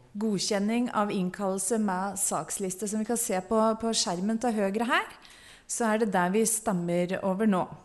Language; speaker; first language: Norwegian; native; Norwegian